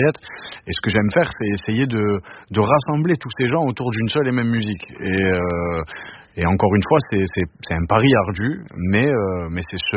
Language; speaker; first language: French; native; French